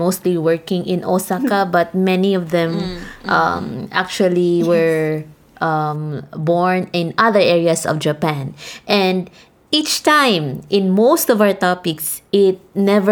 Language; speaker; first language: English; non-native, local second language; Cebuano